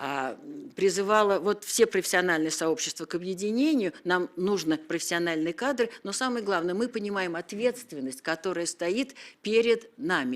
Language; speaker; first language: Russian; native; Russian